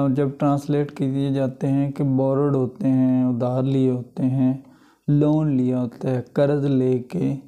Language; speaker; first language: Urdu; native; Urdu